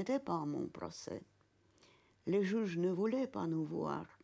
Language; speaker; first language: French; non-native, fluent; Russian